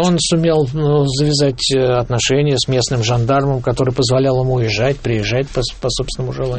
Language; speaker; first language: Russian; native; Russian